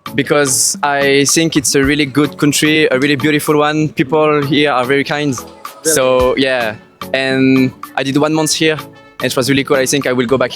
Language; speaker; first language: English; non-native, fluent; French